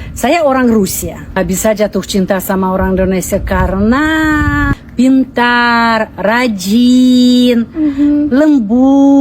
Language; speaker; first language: Indonesian; non-native, fluent; Russian